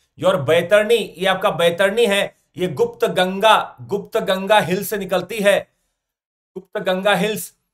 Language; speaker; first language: Hindi; native; Hindi